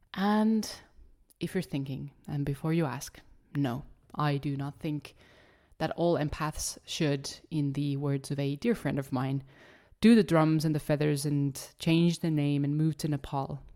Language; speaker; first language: English; non-native, fluent; Estonian